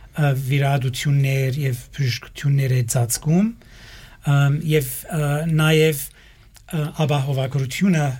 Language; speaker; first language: Armenian; native; Armenian